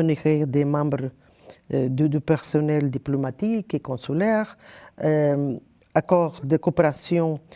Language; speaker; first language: French; non-native, learner; Portuguese